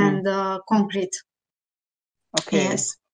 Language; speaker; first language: English; non-native, learner; Romanian